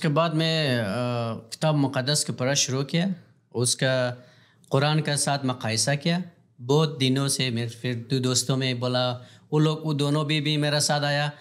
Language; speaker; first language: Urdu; non-native, learner; Pashto